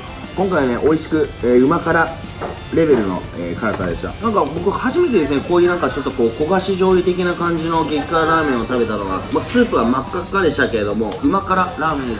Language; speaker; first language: Japanese; native; Japanese